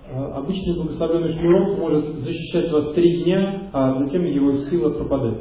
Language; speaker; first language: Russian; native; Russian